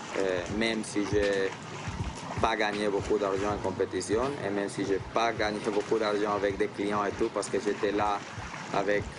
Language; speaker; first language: French; non-native, fluent; Spanish